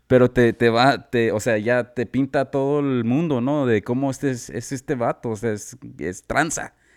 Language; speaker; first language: Spanish; early bilingual, heritage; Spanish